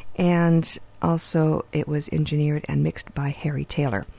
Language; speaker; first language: English; early bilingual, other home language; Ukrainian